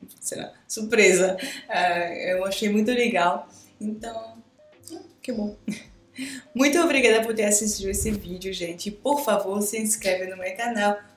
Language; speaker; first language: Portuguese; non-native, fluent; French